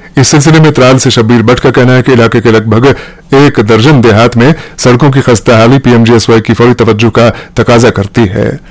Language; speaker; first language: Urdu; non-native, local second language; Kashmiri